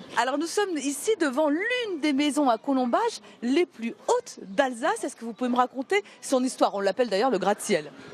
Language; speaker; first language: French; native; French